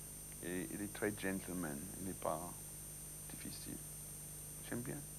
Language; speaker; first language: French; non-native, learner; English